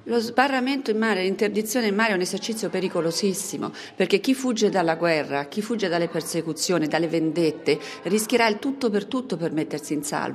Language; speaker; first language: Italian; native; Italian